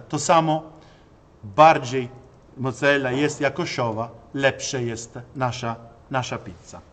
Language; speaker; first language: Polish; non-native, learner; Italian